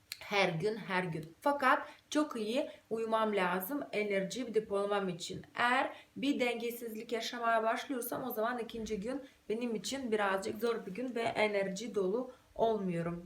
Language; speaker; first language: Turkish; non-native, fluent; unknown